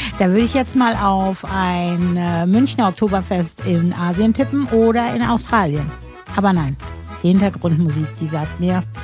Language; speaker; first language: German; native; German